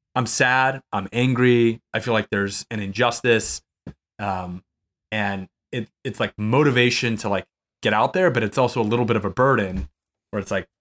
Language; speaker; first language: English; native; English